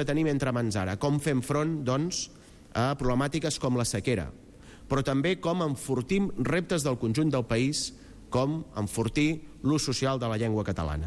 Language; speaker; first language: Catalan; native; Catalan